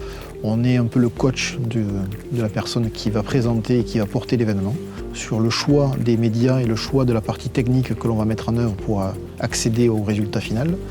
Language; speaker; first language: French; native; French